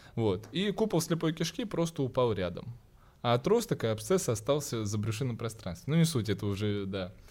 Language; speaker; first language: Russian; native; Russian